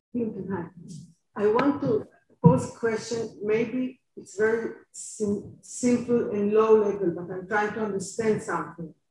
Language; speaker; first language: English; non-native, fluent; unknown